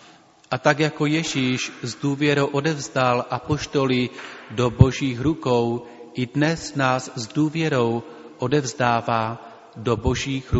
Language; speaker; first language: Czech; native; Czech